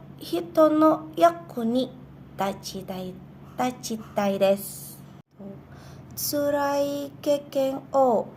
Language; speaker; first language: Japanese; non-native, learner; Indonesian